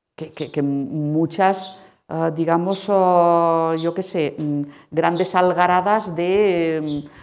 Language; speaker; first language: Spanish; non-native, local second language; Catalan